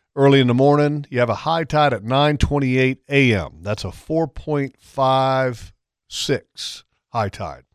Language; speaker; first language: English; native; English